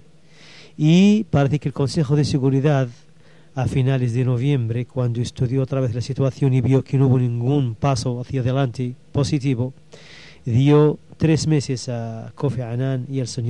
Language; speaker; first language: Spanish; non-native, local second language; Arabic